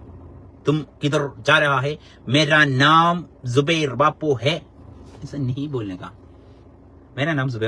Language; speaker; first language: Hindi; non-native, local second language; Malayalam